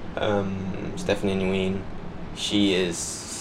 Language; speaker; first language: English; non-native, fluent; Danish